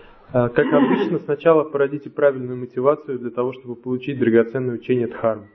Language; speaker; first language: Russian; native; Russian